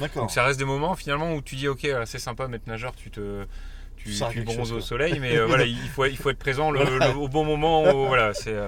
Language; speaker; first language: French; native; French